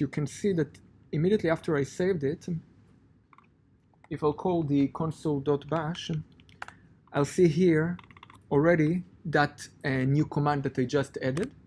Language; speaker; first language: English; non-native, fluent; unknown